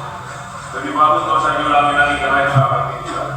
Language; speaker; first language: Indonesian; non-native, learner; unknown